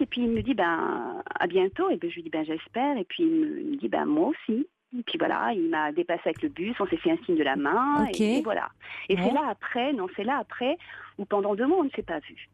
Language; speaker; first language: French; native; French